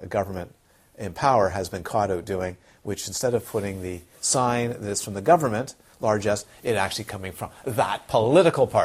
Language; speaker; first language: English; native; English